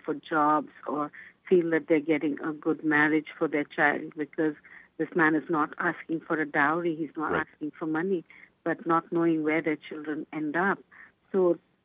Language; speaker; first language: English; non-native, local second language; Bangla